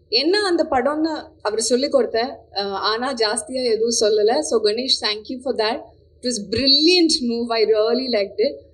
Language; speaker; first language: Tamil; non-native, fluent; Malayalam